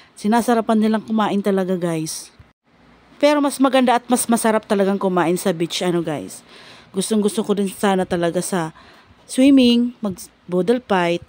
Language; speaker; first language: Filipino; non-native, local second language; Bikol